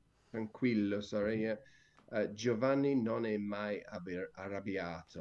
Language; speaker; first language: Italian; non-native, learner; English